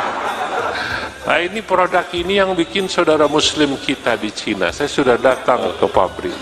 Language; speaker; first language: Indonesian; native; Indonesian